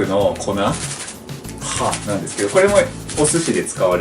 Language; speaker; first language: Japanese; native; Japanese